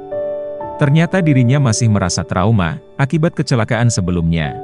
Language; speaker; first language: Indonesian; native; Indonesian